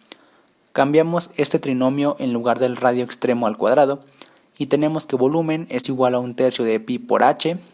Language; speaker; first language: Spanish; native; Spanish